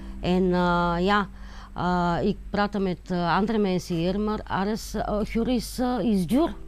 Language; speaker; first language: Dutch; non-native, learner; Bulgarian